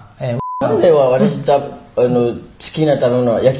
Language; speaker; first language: Japanese; non-native, learner; Burmese